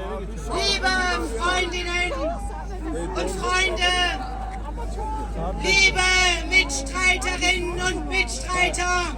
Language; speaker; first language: German; early bilingual, other home language; Kurdish